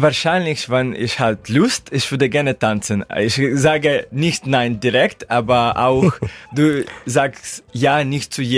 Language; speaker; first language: German; non-native, learner; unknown